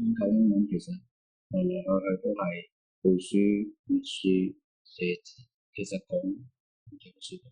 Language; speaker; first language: Cantonese; native; Cantonese